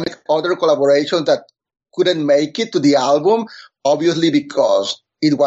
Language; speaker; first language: English; non-native, fluent; Spanish